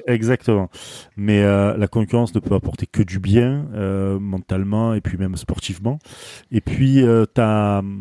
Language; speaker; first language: French; native; French